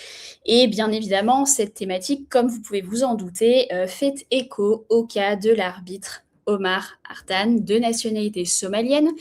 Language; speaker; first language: French; native; French